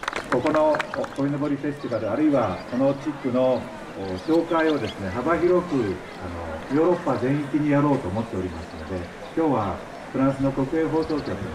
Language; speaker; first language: Japanese; native; Japanese